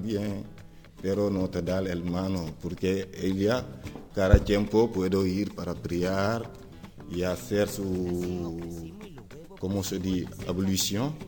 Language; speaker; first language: Spanish; non-native, learner; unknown